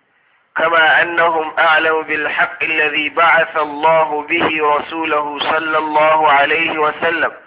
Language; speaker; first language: Arabic; non-native, fluent; Hausa